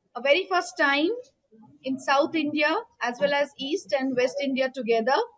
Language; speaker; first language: English; non-native, local second language; Telugu